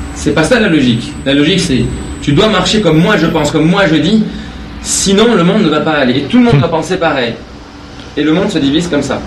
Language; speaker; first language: French; non-native, fluent; Persian